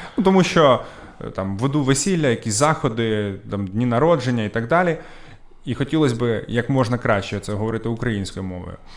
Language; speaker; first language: Ukrainian; native; Ukrainian